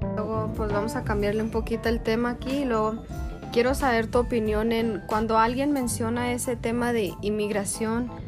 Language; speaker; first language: Spanish; early bilingual, heritage; Spanish